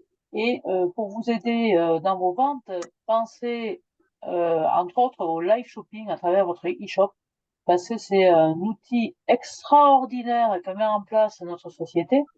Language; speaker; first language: French; native; French